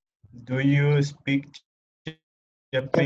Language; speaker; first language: English; non-native, learner; Spanish